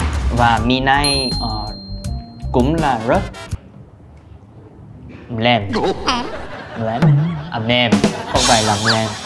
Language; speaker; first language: Vietnamese; non-native, fluent; Korean